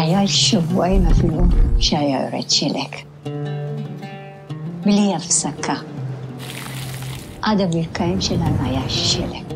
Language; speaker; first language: Hebrew; non-native, fluent; Persian